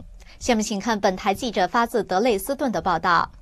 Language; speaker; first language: Chinese; native; Chinese